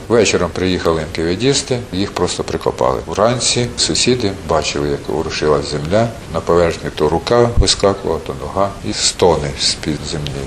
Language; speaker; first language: Ukrainian; native; Ukrainian